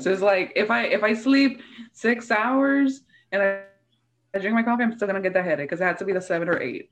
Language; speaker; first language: English; early bilingual, other home language; Spanish